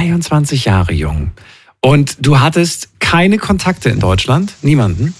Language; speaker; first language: German; native; German